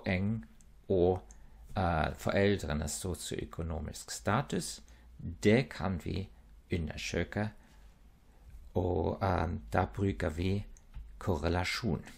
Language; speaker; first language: Norwegian; non-native, fluent; German